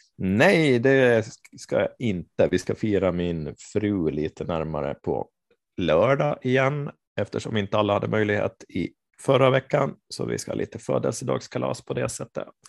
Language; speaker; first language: Swedish; native; Swedish